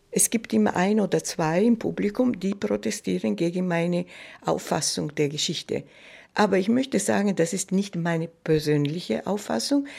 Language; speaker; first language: German; non-native, fluent; Italian